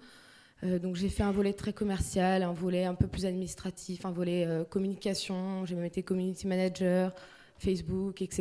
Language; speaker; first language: French; native; French